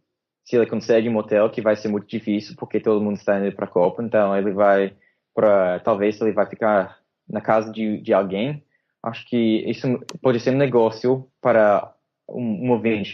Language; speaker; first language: Portuguese; non-native, fluent; English